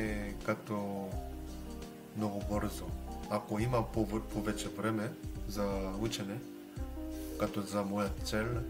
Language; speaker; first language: Bulgarian; non-native, learner; Korean